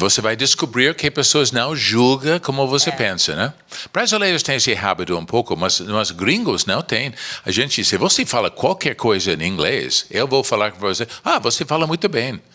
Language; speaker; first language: Portuguese; non-native, learner; English